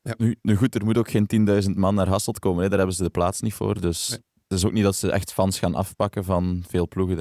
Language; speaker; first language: Dutch; native; Dutch